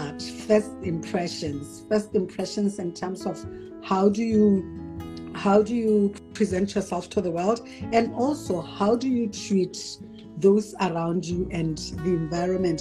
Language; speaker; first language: English; non-native, local second language; Tswana